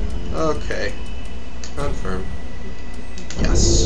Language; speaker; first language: English; native; English